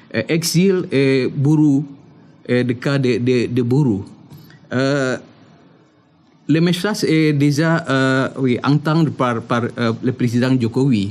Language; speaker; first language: French; non-native, fluent; Indonesian